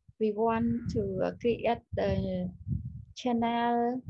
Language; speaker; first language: English; non-native, learner; Khmer